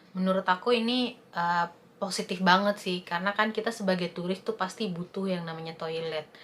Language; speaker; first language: Indonesian; native; Indonesian